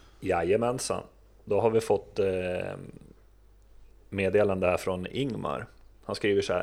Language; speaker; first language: Swedish; native; Swedish